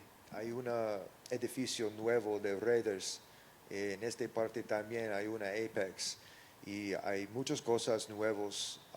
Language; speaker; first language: Spanish; early bilingual, heritage; English